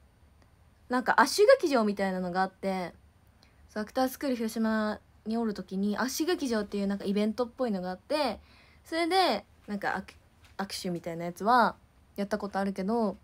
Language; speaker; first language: Japanese; native; Japanese